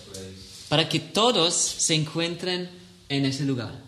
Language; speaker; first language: Spanish; non-native, fluent; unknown